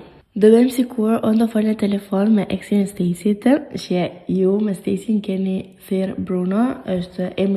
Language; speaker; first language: Albanian; early bilingual, heritage; Albanian